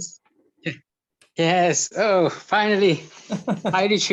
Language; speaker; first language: English; non-native, local second language; Arabic